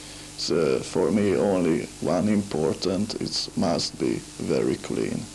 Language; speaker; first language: English; non-native, learner; Hungarian